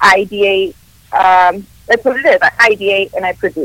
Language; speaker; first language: English; early bilingual, other home language; Spanish